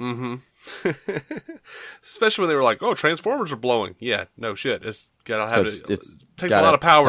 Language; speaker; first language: English; native; English